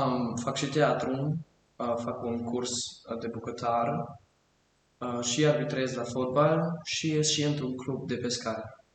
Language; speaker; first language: Romanian; early bilingual, heritage; German